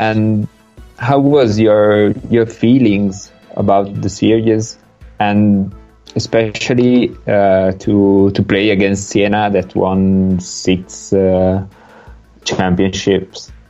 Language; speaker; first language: English; non-native, fluent; Italian